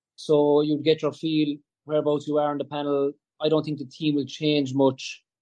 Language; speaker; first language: English; native; English